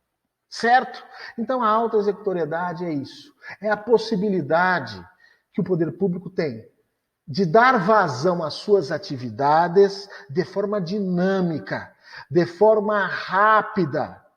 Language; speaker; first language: Portuguese; native; Portuguese